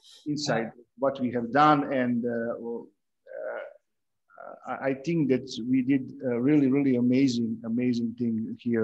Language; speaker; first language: English; non-native, fluent; Croatian